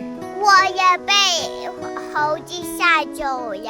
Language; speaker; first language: Chinese; early bilingual, heritage; Chinese